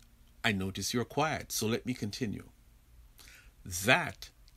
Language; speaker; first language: English; native; English